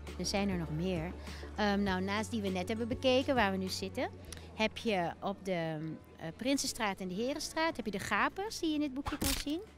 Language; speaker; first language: Dutch; native; Dutch